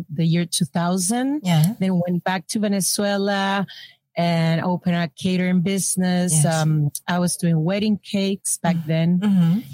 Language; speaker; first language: English; non-native, fluent; Spanish